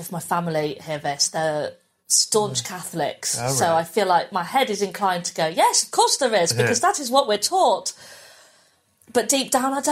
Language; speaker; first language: English; native; English